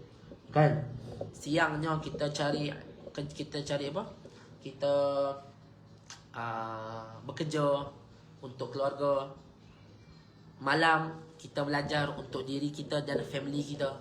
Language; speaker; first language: Malay; native; Malay